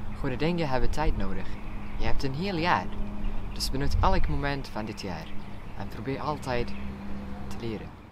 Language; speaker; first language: Dutch; non-native, fluent; Arabic